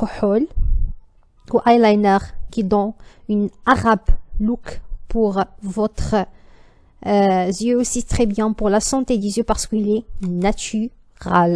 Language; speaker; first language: French; non-native, learner; Arabic